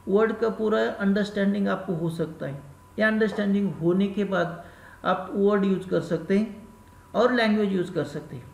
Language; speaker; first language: Hindi; non-native, local second language; Marathi